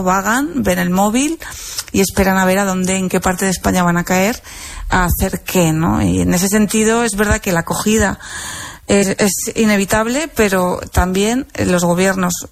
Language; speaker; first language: Spanish; native; Spanish